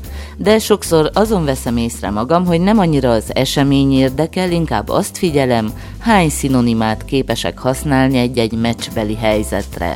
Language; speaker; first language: Hungarian; native; Hungarian